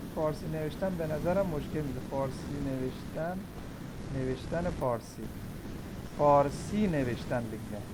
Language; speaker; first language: Persian; non-native, fluent; Urdu